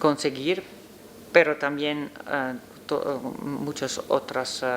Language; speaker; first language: Spanish; non-native, learner; Dutch